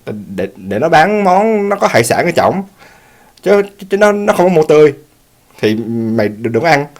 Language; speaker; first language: Vietnamese; early bilingual, heritage; Vietnamese